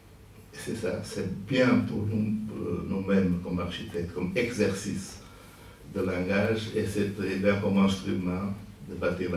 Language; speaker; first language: French; non-native, fluent; Portuguese